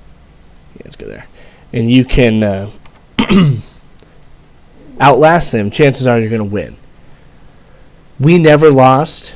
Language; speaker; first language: English; native; English